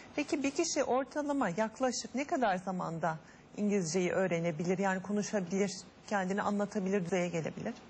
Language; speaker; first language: Turkish; native; Turkish